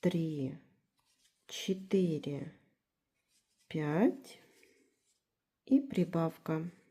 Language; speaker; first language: Russian; native; Russian